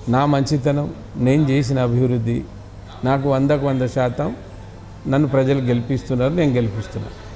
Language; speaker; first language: Telugu; non-native, local second language; Lambadi